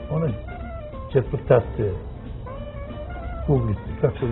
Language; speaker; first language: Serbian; non-native, local second language; Romany